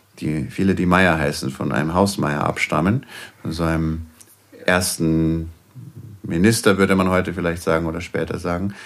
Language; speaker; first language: German; native; German